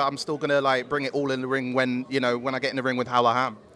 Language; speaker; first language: English; native; English